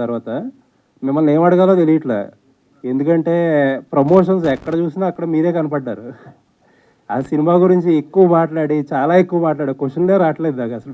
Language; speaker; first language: Telugu; native; Telugu